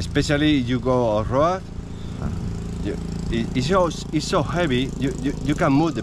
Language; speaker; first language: English; non-native, learner; Spanish